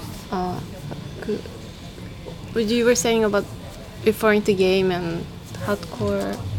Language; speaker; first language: English; non-native, fluent; Korean